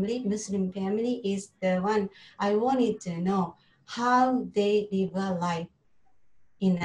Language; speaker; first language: English; non-native, learner; Japanese